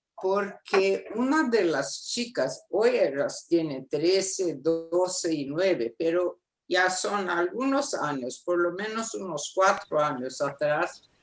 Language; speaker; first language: Spanish; non-native, fluent; Portuguese